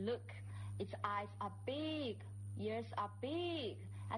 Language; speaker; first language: English; non-native, fluent; Chinese